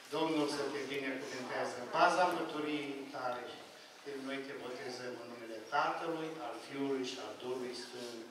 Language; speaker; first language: Romanian; native; Romanian